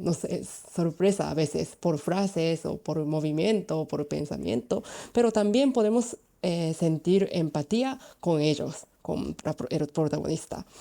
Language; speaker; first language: Spanish; non-native, learner; Japanese